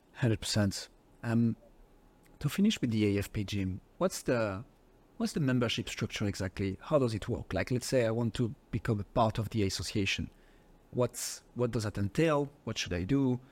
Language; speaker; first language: English; non-native, fluent; French